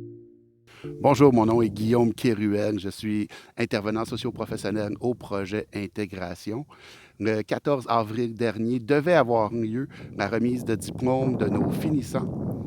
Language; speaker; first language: French; native; French